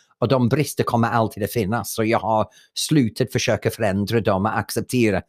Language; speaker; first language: Swedish; non-native, fluent; English